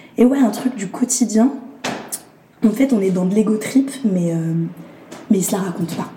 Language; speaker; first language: French; early bilingual, other home language; Arabic